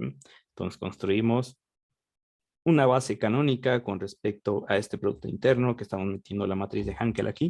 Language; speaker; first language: Spanish; native; Spanish